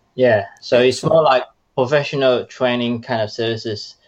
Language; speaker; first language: English; non-native, fluent; Chinese